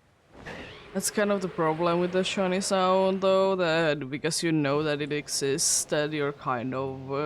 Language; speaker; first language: English; non-native, fluent; Finnish